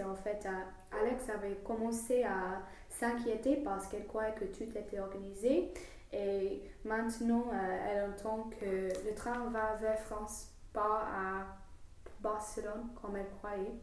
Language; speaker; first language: French; non-native, learner; English